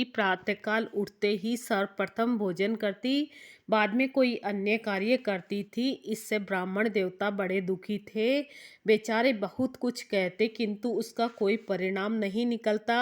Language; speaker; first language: Hindi; native; Hindi